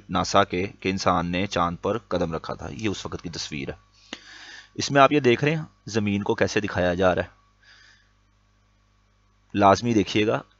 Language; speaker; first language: Urdu; native; Urdu